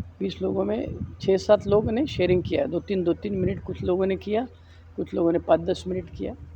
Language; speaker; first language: Hindi; non-native, local second language; Marathi